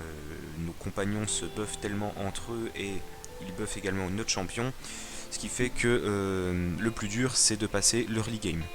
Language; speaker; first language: French; native; French